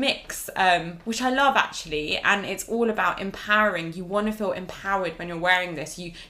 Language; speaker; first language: English; native; English